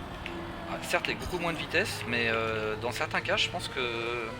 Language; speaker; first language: French; native; French